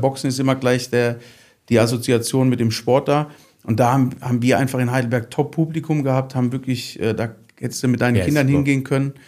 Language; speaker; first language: German; native; German